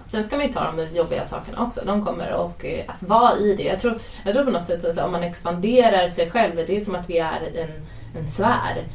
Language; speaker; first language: Swedish; native; Swedish